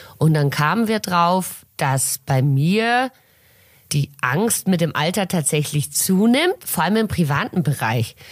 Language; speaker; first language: German; early bilingual, heritage; German